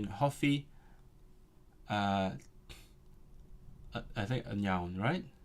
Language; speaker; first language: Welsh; non-native, learner; Cantonese